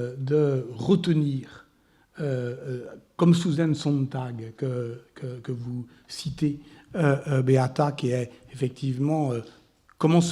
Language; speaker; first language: French; native; French